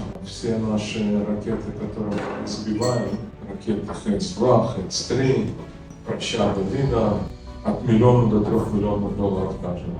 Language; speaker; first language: Russian; native; Russian